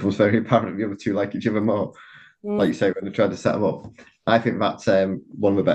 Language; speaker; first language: English; native; English